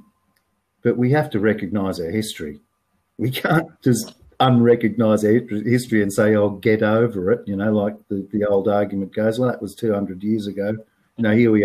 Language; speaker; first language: English; native; English